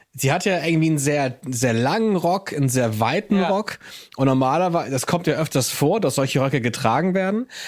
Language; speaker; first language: German; native; German